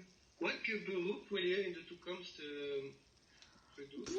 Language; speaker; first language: Dutch; non-native, learner; French